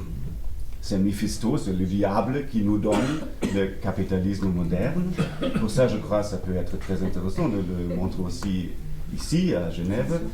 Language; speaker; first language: French; non-native, learner; German